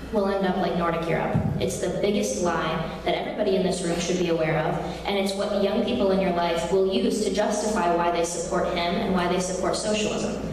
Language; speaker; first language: English; native; English